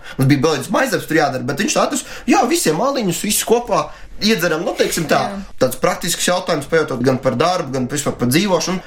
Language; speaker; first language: Latvian; native; Latvian